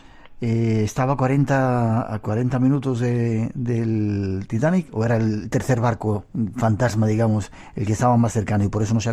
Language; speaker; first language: Spanish; native; Spanish